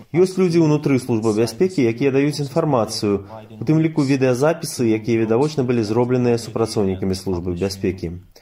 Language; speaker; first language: Belarusian; native; Belarusian